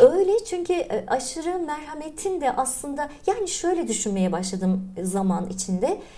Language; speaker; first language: Turkish; native; Turkish